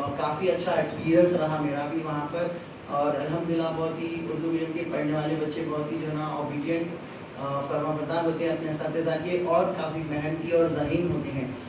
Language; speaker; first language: Urdu; native; Urdu